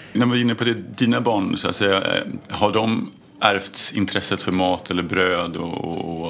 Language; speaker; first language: Swedish; native; Swedish